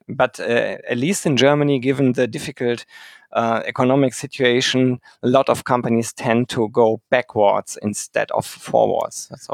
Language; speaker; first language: English; non-native, fluent; German